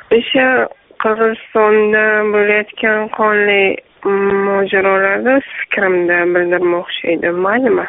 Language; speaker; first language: Uzbek; non-native, local second language; Tajik